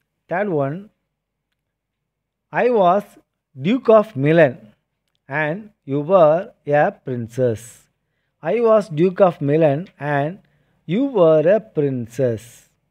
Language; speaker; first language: English; non-native, local second language; Tamil